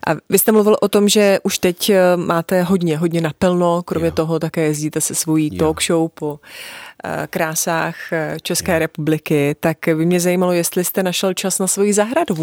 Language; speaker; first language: Czech; native; Czech